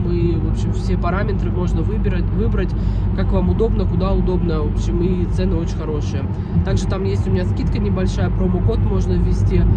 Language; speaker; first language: Russian; native; Russian